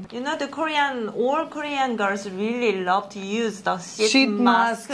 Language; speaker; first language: English; non-native, learner; Korean